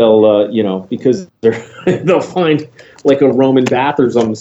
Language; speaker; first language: English; native; English